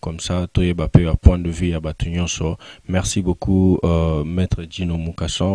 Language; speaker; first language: French; non-native, local second language; Lingala